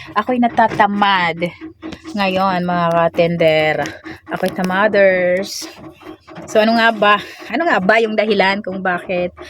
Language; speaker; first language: Filipino; non-native, local second language; Waray